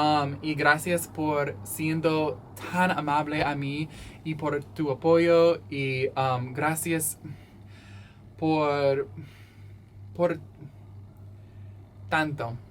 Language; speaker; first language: Spanish; non-native, learner; English